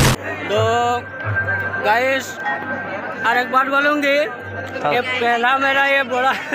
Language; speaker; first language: Hindi; non-native, local second language; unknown